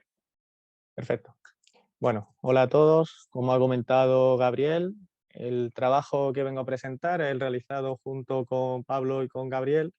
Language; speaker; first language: Spanish; native; Spanish